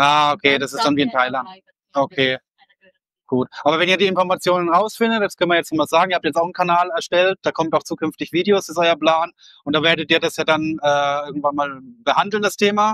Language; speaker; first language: German; native; German